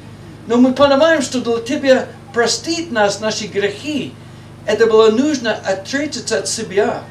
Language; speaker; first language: Russian; non-native, learner; English